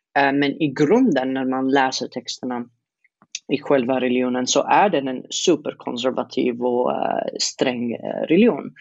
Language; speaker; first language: Swedish; non-native, fluent; Arabic